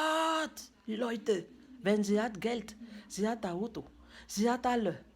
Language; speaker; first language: German; non-native, learner; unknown